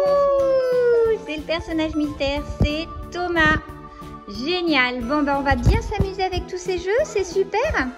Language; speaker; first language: French; native; French